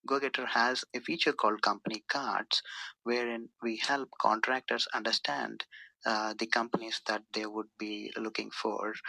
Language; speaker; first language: English; non-native, local second language; Telugu